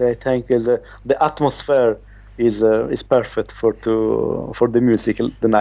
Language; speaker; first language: English; non-native, learner; Italian